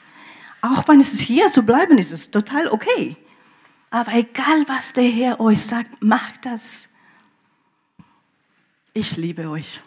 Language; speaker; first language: German; early bilingual, heritage; German